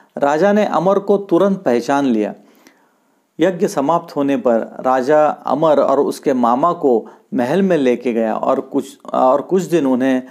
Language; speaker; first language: Hindi; non-native, local second language; Marathi